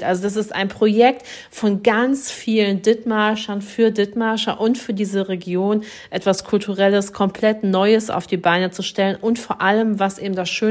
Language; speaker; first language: German; native; German